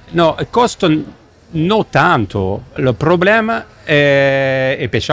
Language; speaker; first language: Italian; non-native, learner; English